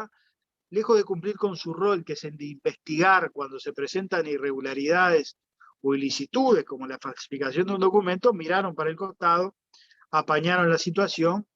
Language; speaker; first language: Spanish; native; Spanish